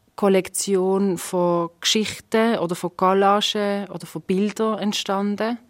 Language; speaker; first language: German; native; German